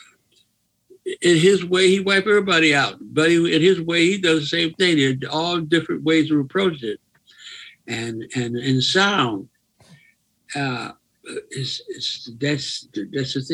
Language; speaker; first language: English; native; English